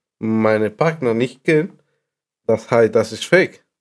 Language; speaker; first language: German; non-native, learner; Spanish